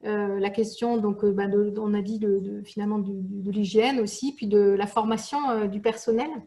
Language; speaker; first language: French; native; French